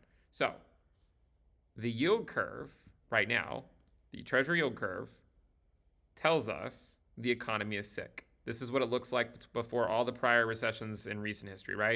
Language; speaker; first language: English; native; English